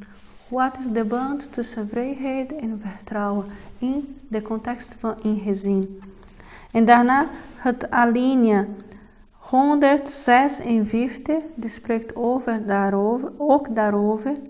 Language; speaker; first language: Dutch; non-native, fluent; Portuguese